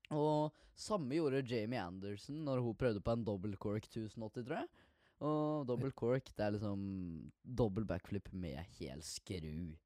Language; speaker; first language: Norwegian; native; Norwegian